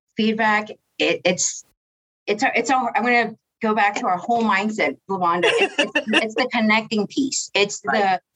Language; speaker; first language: English; early bilingual, other home language; Spanish